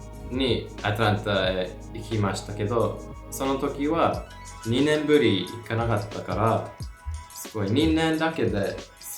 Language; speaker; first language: Japanese; non-native, learner; English